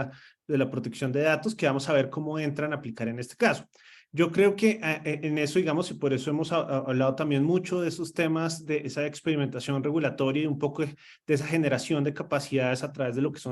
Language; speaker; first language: Spanish; native; Spanish